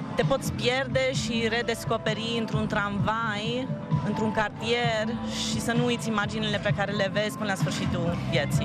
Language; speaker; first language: Romanian; native; Romanian